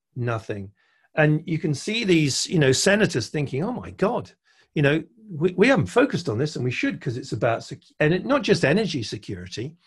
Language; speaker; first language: English; native; English